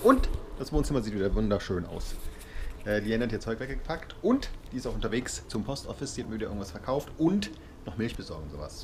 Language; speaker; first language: German; native; German